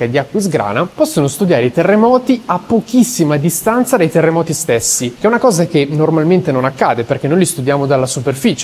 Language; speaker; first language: Italian; native; Italian